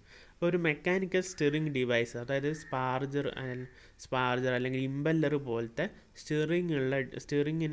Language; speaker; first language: Malayalam; native; Malayalam